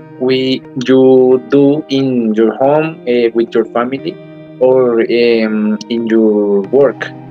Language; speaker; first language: English; non-native, learner; Spanish